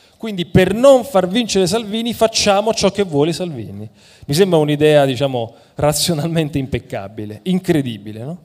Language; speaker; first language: Italian; native; Italian